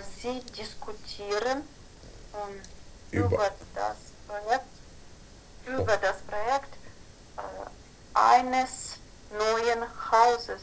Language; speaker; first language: German; non-native, learner; Ukrainian